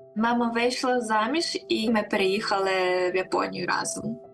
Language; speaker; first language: Ukrainian; early bilingual, heritage; Ukrainian